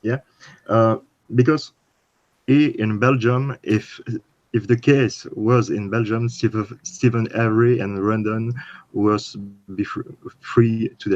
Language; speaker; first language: English; non-native, learner; French